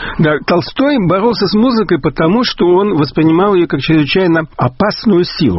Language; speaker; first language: Russian; native; Russian